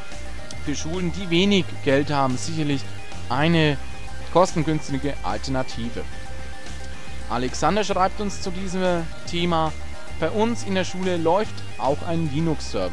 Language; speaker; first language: German; native; German